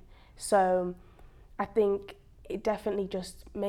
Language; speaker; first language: English; native; English